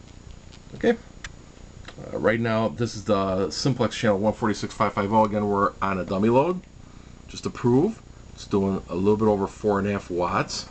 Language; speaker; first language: English; native; English